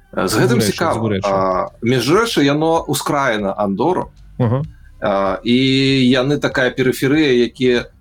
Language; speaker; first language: Belarusian; native; Belarusian